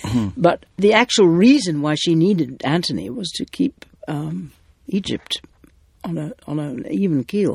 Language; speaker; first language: English; native; English